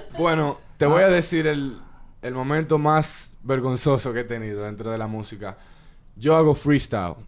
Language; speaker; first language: Spanish; native; Spanish